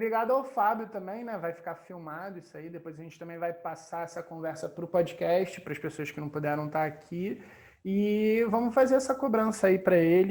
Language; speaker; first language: Portuguese; native; Portuguese